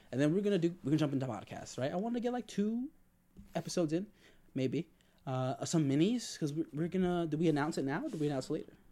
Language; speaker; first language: English; native; English